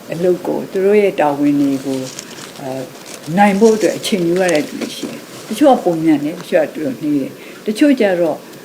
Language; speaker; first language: Burmese; native; Burmese